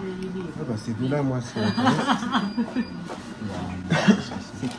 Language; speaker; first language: French; native; French